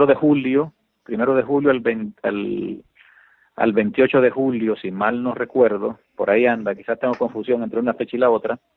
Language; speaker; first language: Spanish; native; Spanish